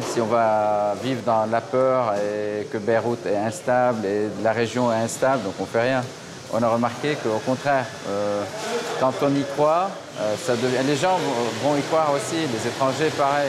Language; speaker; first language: French; non-native, local second language; Arabic